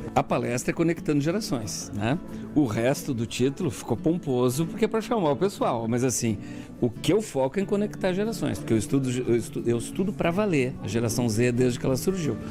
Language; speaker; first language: Portuguese; native; Portuguese